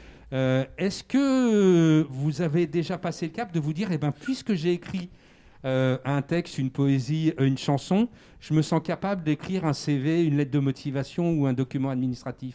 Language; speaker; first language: French; native; French